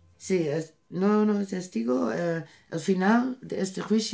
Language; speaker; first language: Spanish; non-native, learner; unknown